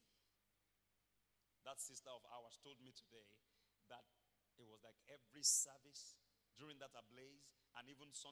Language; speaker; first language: English; non-native, local second language; Yoruba